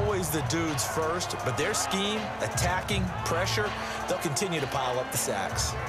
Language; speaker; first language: English; native; English